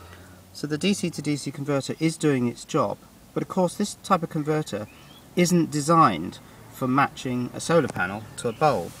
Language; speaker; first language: English; native; English